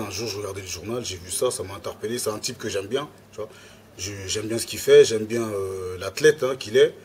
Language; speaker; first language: French; early bilingual, other home language; Lingala